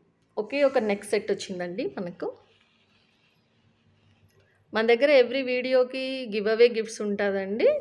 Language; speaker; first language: Telugu; native; Telugu